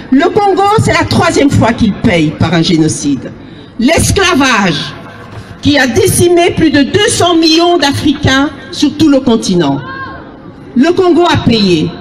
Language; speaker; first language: French; early bilingual, other home language; Lingala